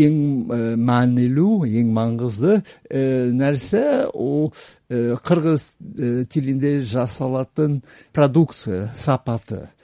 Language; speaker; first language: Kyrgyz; non-native, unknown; English